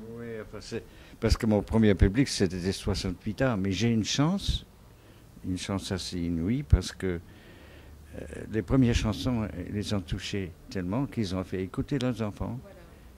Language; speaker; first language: French; non-native, fluent; English